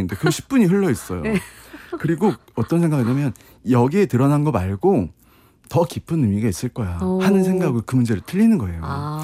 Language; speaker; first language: Korean; native; Korean